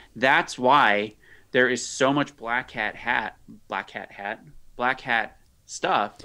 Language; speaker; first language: English; native; English